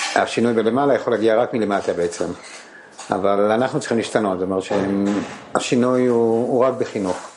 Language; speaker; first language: Hebrew; non-native, fluent; Spanish